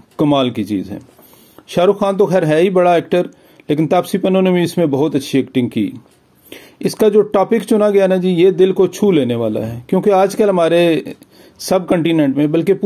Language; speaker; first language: Urdu; non-native, local second language; Pahari-Potwari